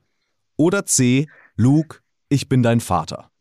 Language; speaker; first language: German; native; German